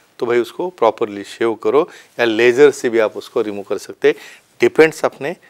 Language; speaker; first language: Hindi; non-native, local second language; Marathi